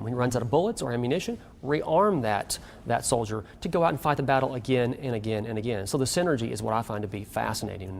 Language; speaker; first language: English; native; English